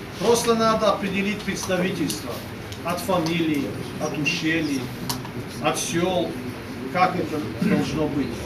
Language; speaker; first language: Russian; non-native, local second language; Ossetic